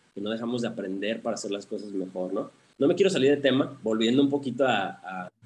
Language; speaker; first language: Spanish; early bilingual, heritage; Spanish